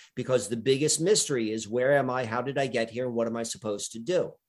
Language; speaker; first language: English; native; English